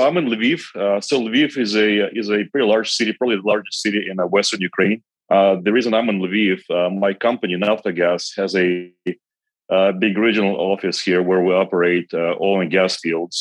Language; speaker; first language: English; non-native, fluent; Kazakh